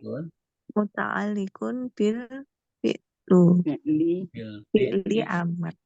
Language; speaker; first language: Arabic; non-native, learner; Indonesian